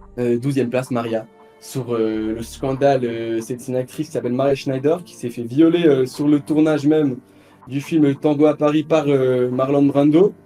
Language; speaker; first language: French; native; French